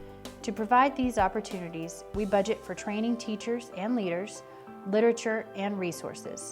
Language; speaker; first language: English; native; English